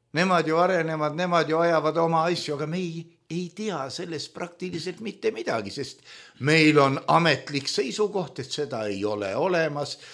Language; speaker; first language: Estonian; native; Estonian